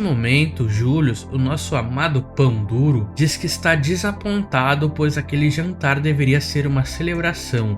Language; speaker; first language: Portuguese; native; Portuguese